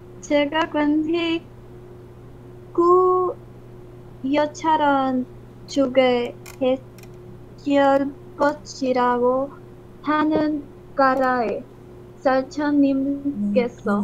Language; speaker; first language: Korean; non-native, learner; Spanish